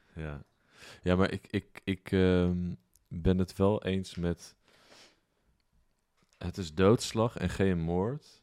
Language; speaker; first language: Dutch; native; Dutch